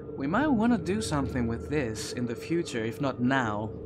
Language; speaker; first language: English; non-native, fluent; Greek